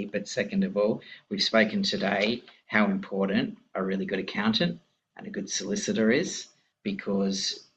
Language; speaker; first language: English; native; English